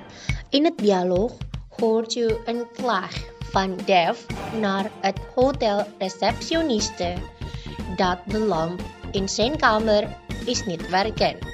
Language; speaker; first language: Dutch; non-native, learner; Indonesian